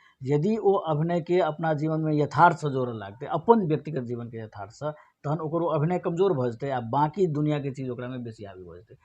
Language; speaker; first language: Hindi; non-native, local second language; Maithili